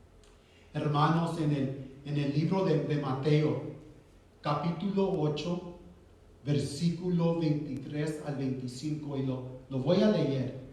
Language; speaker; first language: Spanish; early bilingual, heritage; Spanish